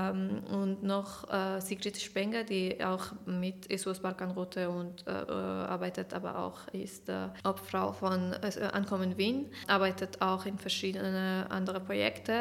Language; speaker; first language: German; non-native, fluent; Persian